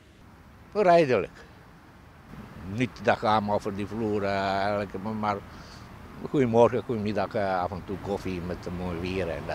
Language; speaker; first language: Dutch; non-native, learner; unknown